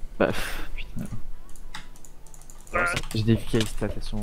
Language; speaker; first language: French; native; French